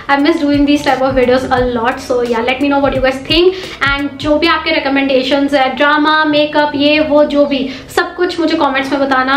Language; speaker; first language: English; non-native, local second language; Hindi